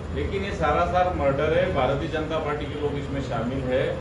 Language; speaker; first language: Hindi; non-native, local second language; Marathi